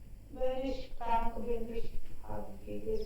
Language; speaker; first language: German; non-native, learner; Hindi